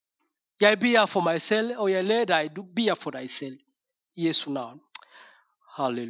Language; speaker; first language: Danish; non-native, fluent; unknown